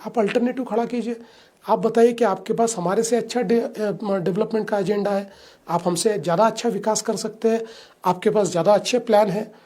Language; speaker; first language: Hindi; non-native, local second language; Marathi